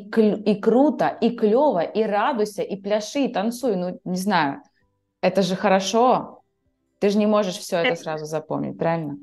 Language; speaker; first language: Russian; native; Russian